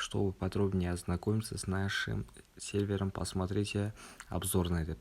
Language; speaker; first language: Russian; non-native, local second language; Kazakh